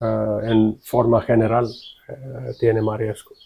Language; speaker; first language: Spanish; non-native, fluent; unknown